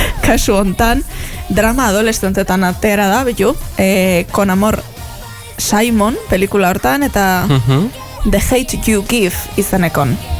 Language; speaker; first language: Basque; native; Basque